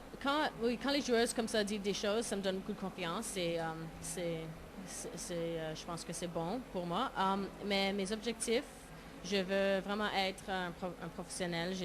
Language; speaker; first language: French; non-native, local second language; English